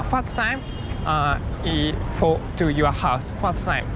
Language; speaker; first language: English; non-native, learner; Japanese